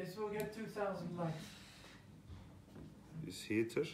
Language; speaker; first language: English; non-native, learner; Russian